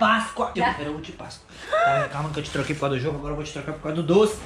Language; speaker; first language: Portuguese; native; Portuguese